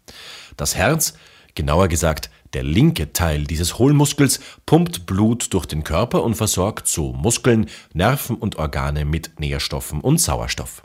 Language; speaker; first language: German; native; German